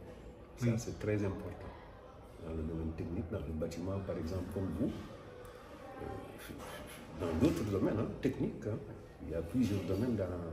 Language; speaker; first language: French; non-native, local second language; Wolof